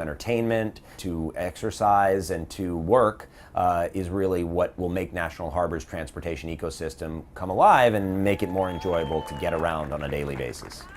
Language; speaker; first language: English; native; English